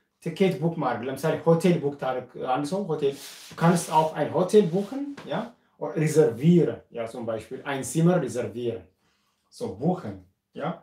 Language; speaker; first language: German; non-native, fluent; Amharic